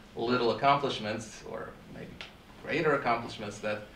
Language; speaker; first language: English; non-native, fluent; Russian